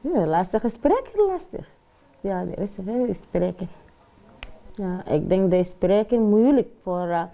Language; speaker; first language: Dutch; non-native, learner; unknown